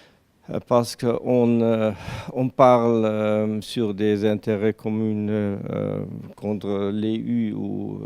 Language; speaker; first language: French; non-native, learner; German